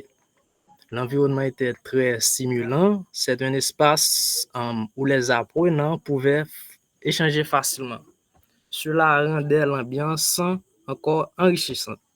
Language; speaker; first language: French; non-native, local second language; Haitian Creole